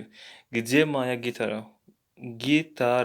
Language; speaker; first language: Russian; non-native, learner; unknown